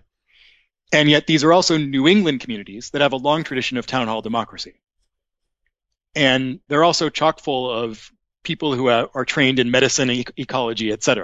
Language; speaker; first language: English; native; English